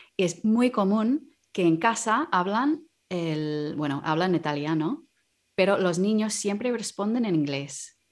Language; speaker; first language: Spanish; non-native, fluent; English